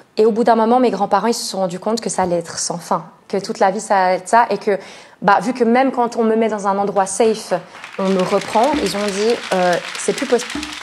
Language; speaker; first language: French; native; French